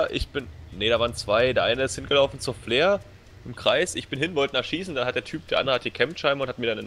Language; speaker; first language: German; native; German